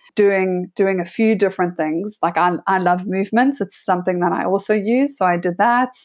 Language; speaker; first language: English; native; English